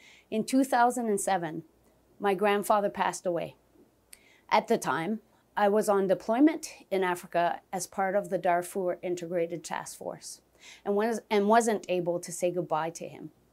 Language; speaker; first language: English; non-native, local second language; French